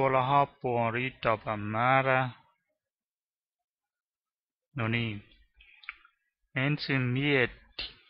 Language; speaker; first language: Finnish; non-native, learner; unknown